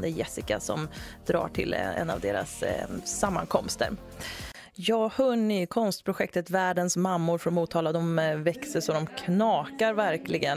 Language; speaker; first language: Swedish; native; Swedish